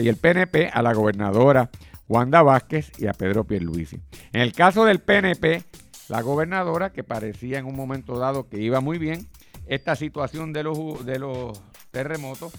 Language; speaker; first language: Spanish; native; Spanish